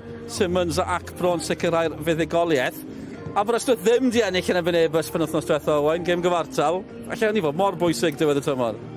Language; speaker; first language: Welsh; native; Welsh